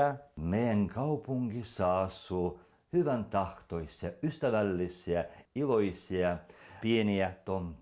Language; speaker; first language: Finnish; non-native, local second language; Russian